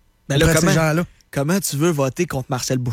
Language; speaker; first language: French; native; French